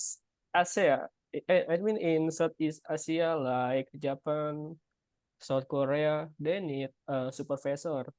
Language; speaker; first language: English; non-native, learner; Indonesian